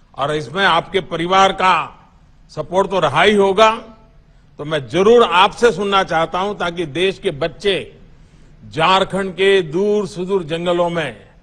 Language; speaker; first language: Hindi; non-native, local second language; Gujarati